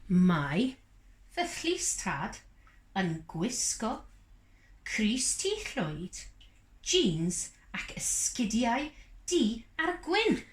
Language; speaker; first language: Welsh; non-native, learner; English